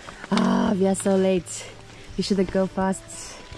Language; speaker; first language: English; non-native, learner; Chinese